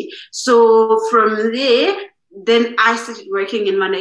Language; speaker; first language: English; non-native, local second language; Xhosa